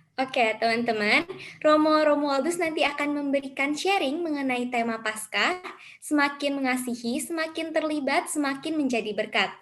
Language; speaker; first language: Indonesian; native; Indonesian